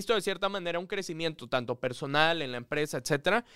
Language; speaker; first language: Spanish; native; Spanish